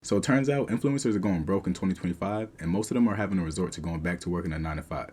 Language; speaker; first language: English; native; English